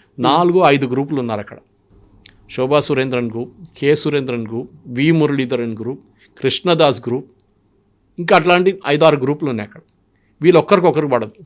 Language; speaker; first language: Telugu; non-native, local second language; Malayalam